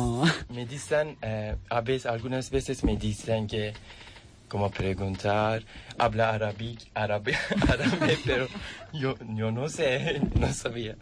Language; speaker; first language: Spanish; non-native, learner; Turkish